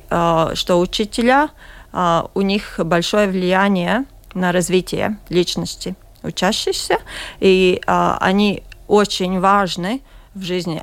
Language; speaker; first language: Russian; non-native, local second language; Latvian